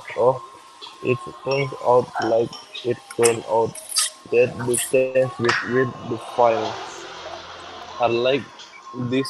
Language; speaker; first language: English; non-native, learner; Indonesian